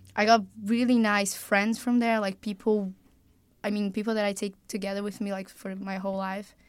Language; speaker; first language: English; non-native, fluent; Portuguese